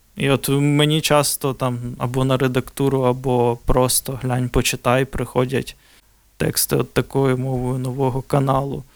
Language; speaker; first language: Ukrainian; non-native, local second language; Russian